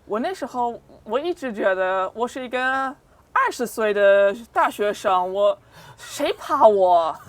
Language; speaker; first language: Chinese; non-native, fluent; German